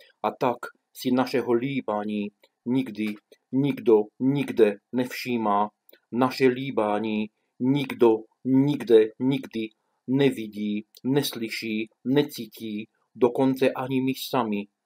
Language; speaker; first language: Czech; non-native, fluent; Romanian